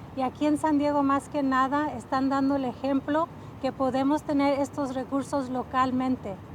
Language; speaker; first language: Spanish; early bilingual, heritage; Spanish